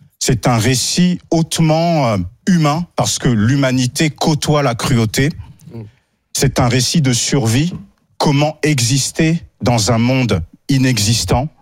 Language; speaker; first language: French; native; French